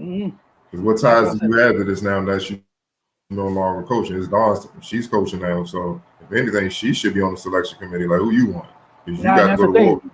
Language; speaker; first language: English; native; English